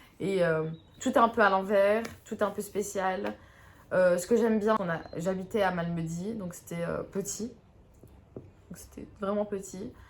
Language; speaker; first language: French; native; French